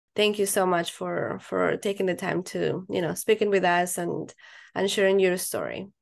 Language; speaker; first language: English; non-native, fluent; Spanish